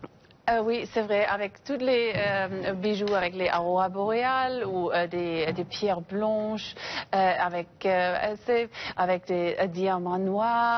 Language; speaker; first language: French; non-native, fluent; English